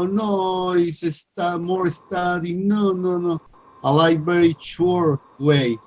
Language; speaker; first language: English; non-native, learner; Spanish